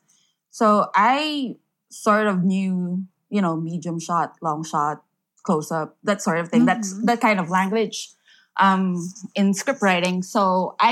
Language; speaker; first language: English; non-native, local second language; Filipino